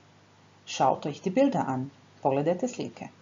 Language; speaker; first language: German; non-native, fluent; Croatian